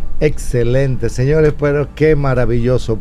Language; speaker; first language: Spanish; native; Spanish